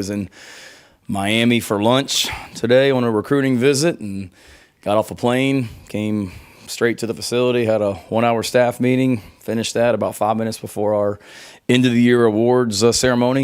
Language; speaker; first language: English; native; English